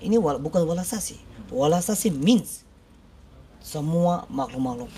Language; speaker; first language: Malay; non-native, learner; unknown